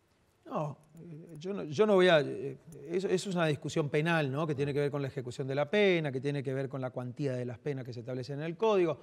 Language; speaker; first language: Spanish; native; Spanish